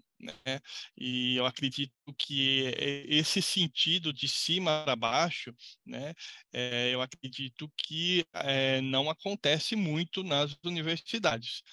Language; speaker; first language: Portuguese; native; Portuguese